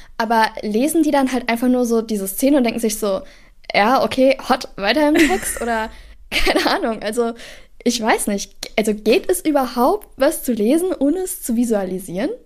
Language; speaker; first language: German; native; German